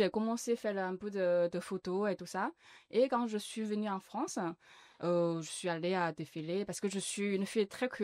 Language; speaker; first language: French; non-native, learner; Chinese